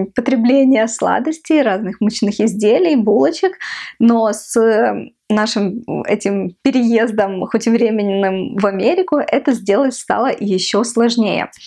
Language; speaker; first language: Russian; non-native, local second language; Ukrainian